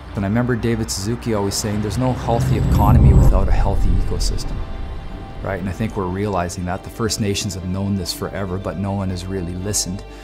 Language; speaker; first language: English; native; English